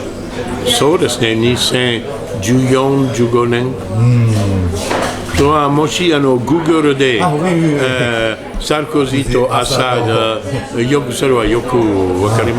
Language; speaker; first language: Japanese; non-native, learner; French